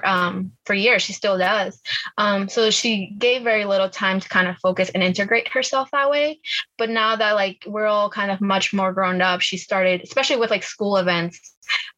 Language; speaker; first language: English; early bilingual, other home language; Spanish